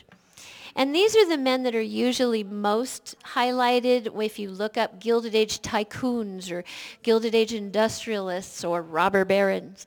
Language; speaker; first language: English; native; English